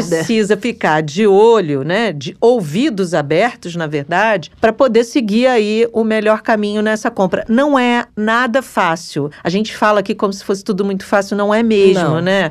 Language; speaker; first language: Portuguese; native; Portuguese